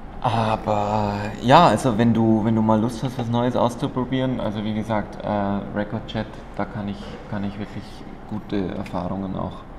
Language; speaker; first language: German; native; German